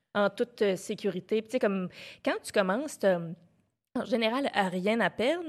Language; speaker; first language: French; native; French